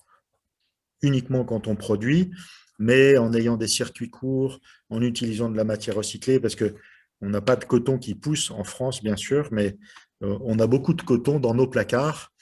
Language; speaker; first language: French; native; French